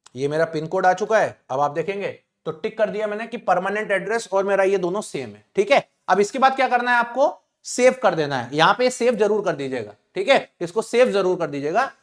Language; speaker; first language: Hindi; native; Hindi